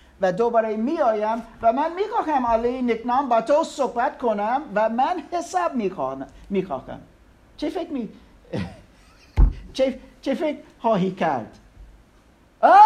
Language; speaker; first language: Persian; non-native, learner; English